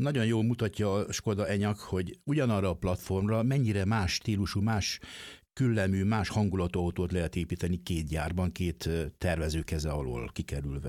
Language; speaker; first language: Hungarian; native; Hungarian